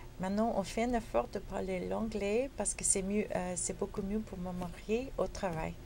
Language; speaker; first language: French; non-native, fluent; Spanish